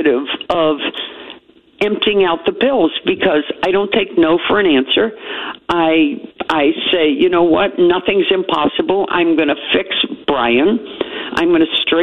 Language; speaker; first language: English; native; English